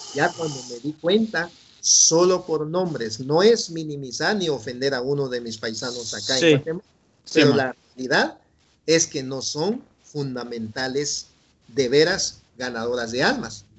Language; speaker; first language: Spanish; non-native, local second language; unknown